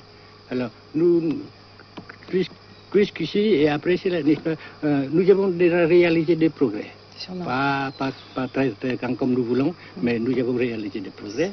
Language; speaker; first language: French; non-native, local second language; Vietnamese